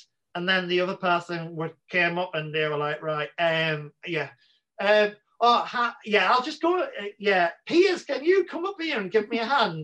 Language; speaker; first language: English; native; English